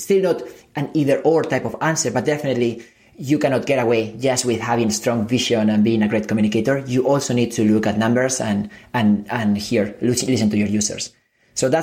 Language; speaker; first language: English; non-native, fluent; Spanish